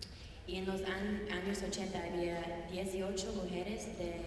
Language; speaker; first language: Spanish; non-native, learner; English